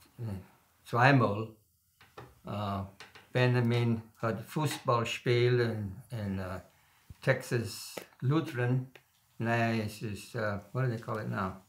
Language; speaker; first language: English; non-native, learner; German